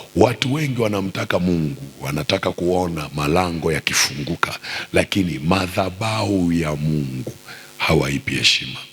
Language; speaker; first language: Swahili; native; Swahili